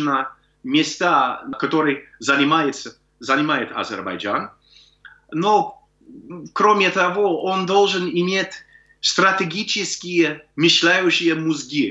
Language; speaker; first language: Russian; non-native, fluent; English